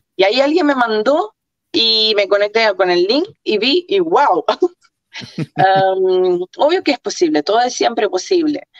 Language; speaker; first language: Spanish; early bilingual, other home language; Croatian